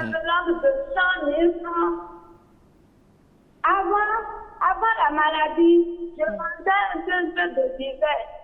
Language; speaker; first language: French; non-native, learner; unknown